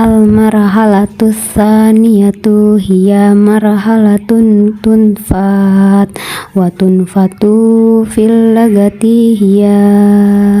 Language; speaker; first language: Arabic; non-native, learner; Indonesian